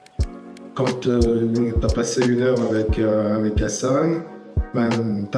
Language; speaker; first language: French; native; French